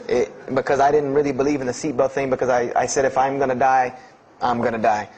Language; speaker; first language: English; native; English